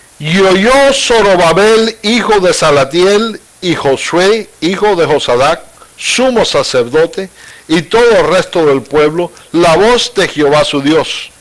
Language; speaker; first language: Spanish; native; Spanish